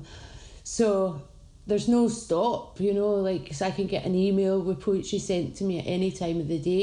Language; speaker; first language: English; native; English